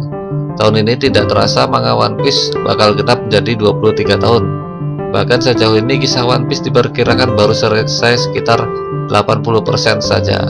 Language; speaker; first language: Indonesian; native; Indonesian